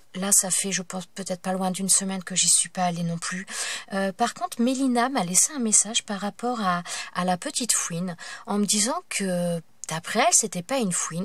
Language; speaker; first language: French; native; French